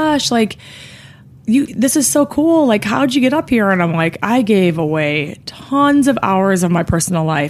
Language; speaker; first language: English; native; English